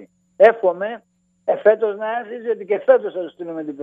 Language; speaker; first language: Greek; native; Greek